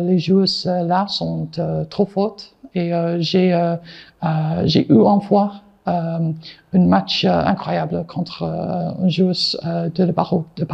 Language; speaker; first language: French; non-native, learner; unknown